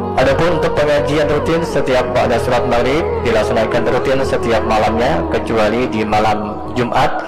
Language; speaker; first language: Malay; native; Malay